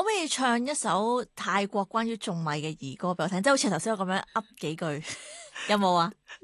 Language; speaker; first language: Cantonese; native; Cantonese